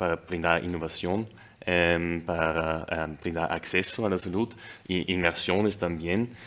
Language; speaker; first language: Spanish; non-native, fluent; German